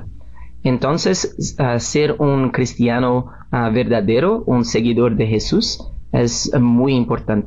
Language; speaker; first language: Spanish; non-native, learner; Portuguese